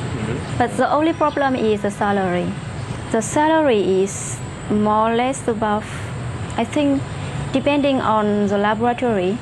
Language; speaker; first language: English; non-native, fluent; Vietnamese